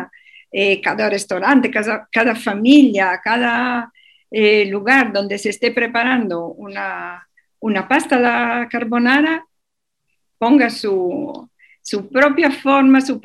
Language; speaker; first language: Spanish; non-native, fluent; Italian